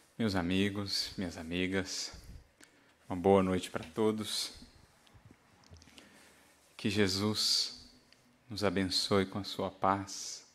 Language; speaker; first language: Portuguese; native; Portuguese